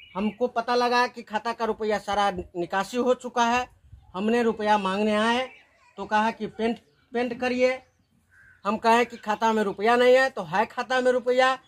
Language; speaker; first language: Hindi; native; Hindi